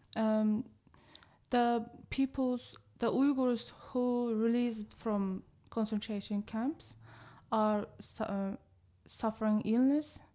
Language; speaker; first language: English; non-native, learner; Chinese